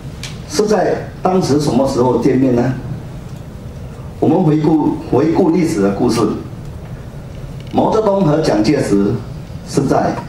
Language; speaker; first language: Chinese; native; Chinese